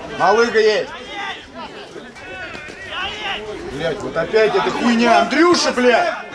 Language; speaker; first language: Russian; native; Russian